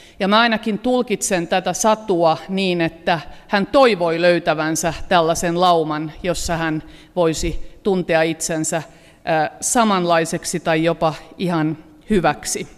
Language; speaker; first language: Finnish; native; Finnish